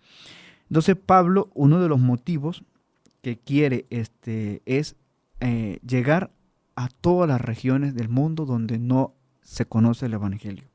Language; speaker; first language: Spanish; native; Spanish